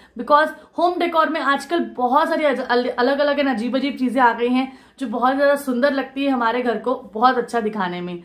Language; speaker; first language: Hindi; non-native, local second language; Marathi